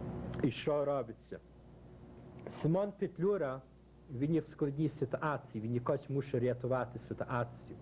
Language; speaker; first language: Ukrainian; early bilingual, heritage; Ukrainian